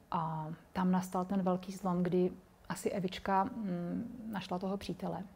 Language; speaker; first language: Czech; native; Czech